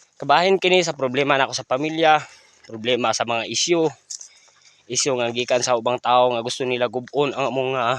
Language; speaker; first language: Cebuano; non-native, local second language; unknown